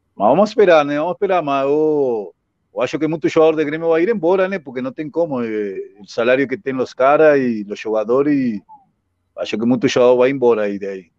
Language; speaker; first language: Portuguese; non-native, fluent; Spanish